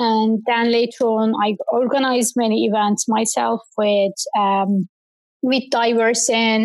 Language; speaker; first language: English; non-native, fluent; Turkish